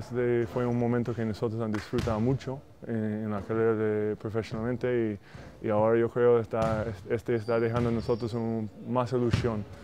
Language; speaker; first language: Spanish; non-native, fluent; English